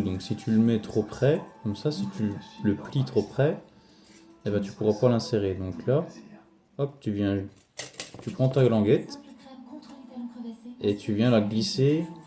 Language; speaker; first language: French; native; French